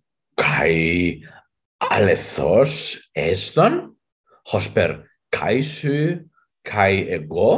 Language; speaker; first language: Greek; non-native, fluent; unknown